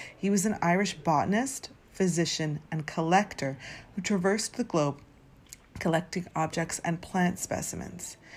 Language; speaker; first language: English; native; English